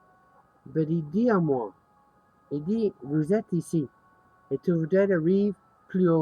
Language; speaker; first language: French; non-native, learner; English